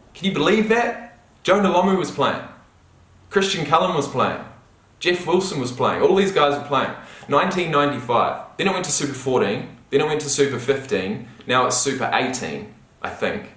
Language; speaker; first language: English; native; English